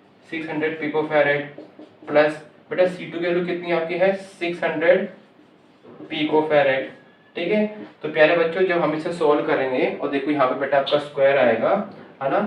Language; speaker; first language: Hindi; native; Hindi